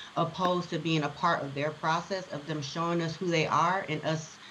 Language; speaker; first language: English; native; English